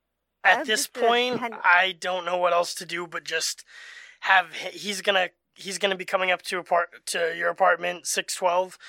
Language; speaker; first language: English; native; English